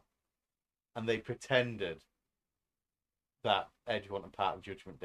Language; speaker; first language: English; native; English